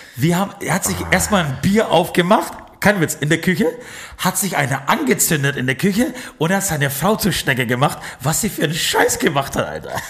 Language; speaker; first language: German; early bilingual, other home language; Polish